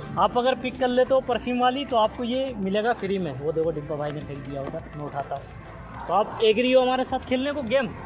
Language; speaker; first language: Hindi; native; Hindi